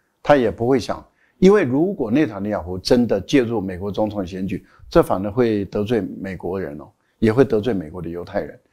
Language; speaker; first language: Chinese; native; Chinese